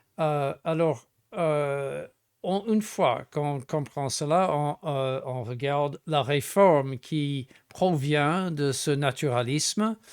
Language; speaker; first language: French; non-native, fluent; English